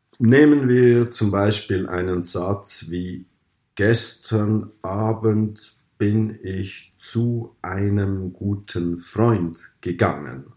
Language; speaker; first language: German; native; German